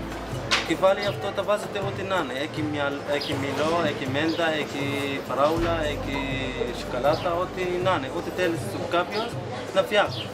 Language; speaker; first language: Greek; non-native, learner; Arabic